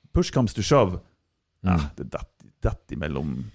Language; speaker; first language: Norwegian; native; Norwegian